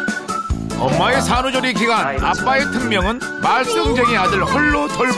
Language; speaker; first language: Korean; native; Korean